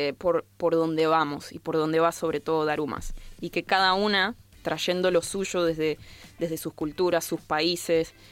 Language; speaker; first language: Spanish; non-native, fluent; English